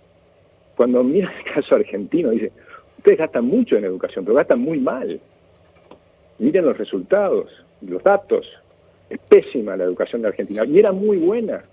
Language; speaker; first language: Spanish; native; Spanish